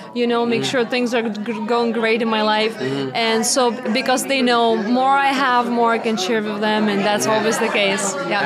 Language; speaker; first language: English; non-native, fluent; Lithuanian